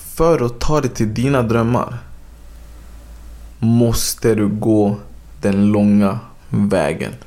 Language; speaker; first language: Swedish; early bilingual, other home language; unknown